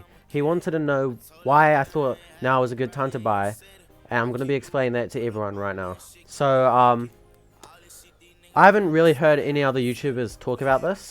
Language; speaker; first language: English; native; English